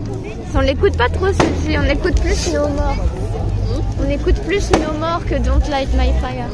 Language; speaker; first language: French; native; French